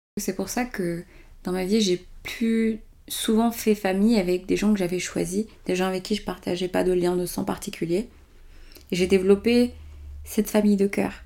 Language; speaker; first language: French; early bilingual, other home language; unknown